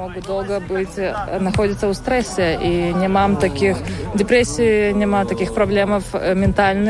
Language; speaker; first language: Polish; non-native, learner; Russian